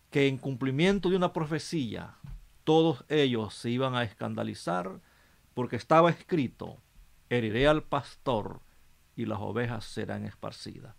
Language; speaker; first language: Spanish; native; Spanish